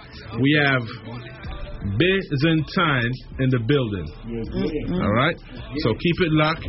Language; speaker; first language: English; native; English